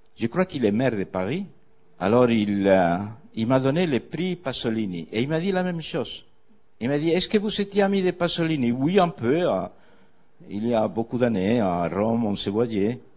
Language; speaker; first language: French; non-native, fluent; Spanish